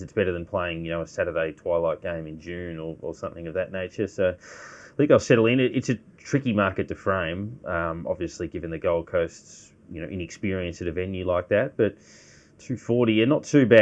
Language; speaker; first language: English; native; English